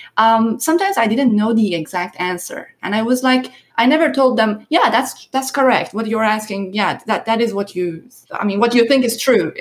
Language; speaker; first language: English; non-native, fluent; Persian